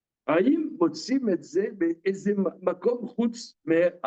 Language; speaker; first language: Hebrew; non-native, fluent; French